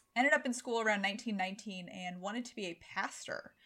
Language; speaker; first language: English; native; English